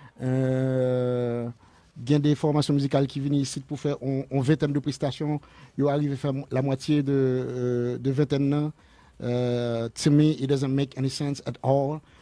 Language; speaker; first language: French; non-native, local second language; Haitian Creole